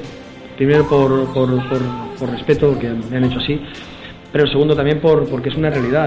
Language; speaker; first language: Spanish; native; Spanish